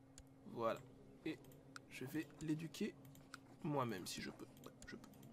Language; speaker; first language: French; native; French